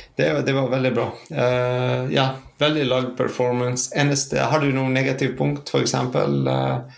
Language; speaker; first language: Norwegian; non-native, fluent; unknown